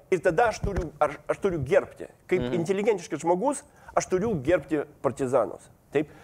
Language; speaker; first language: Lithuanian; non-native, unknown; Russian